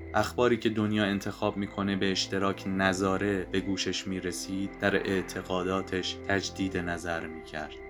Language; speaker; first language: Persian; native; Persian